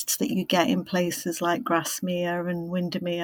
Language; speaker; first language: English; native; English